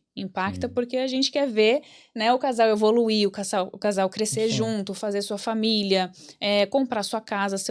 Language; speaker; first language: Portuguese; native; Portuguese